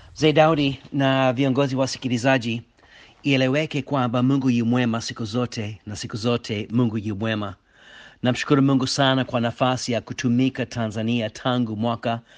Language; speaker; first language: Swahili; non-native, fluent; English